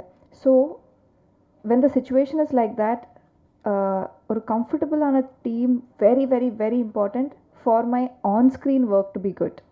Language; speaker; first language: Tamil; non-native, learner; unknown